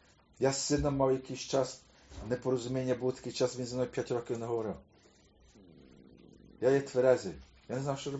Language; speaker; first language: Ukrainian; early bilingual, heritage; Ukrainian